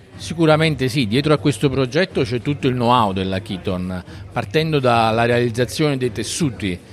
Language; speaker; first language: Italian; native; Italian